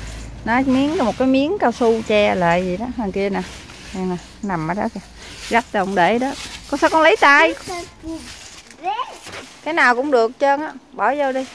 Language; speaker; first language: Vietnamese; native; Vietnamese